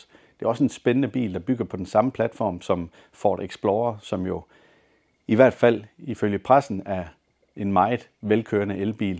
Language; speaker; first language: Danish; native; Danish